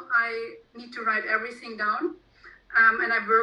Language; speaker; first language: English; non-native, fluent; German